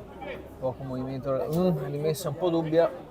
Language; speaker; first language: Italian; native; Italian